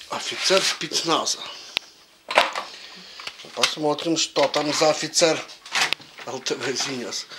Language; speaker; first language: Russian; native; Russian